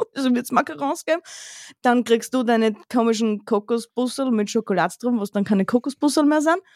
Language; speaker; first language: German; native; German